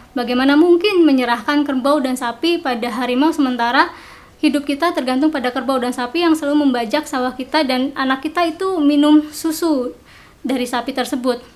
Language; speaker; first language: Indonesian; non-native, local second language; Sundanese